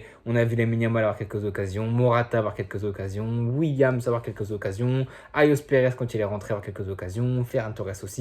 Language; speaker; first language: French; native; French